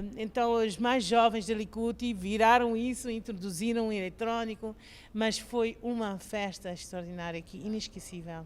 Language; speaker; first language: Portuguese; non-native, fluent; English